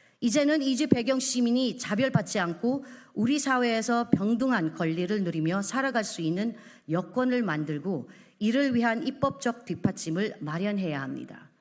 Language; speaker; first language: Korean; non-native, fluent; Filipino